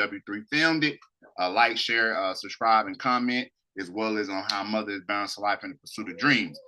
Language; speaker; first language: English; native; English